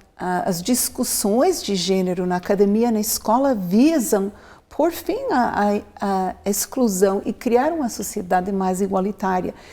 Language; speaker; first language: Portuguese; non-native, fluent; English